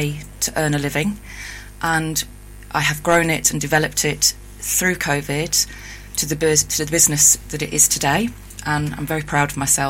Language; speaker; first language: English; native; English